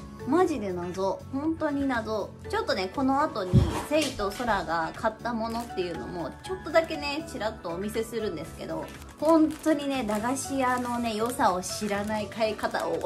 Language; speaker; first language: Japanese; native; Japanese